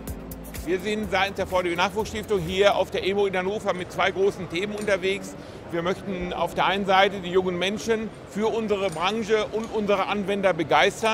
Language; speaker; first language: German; native; German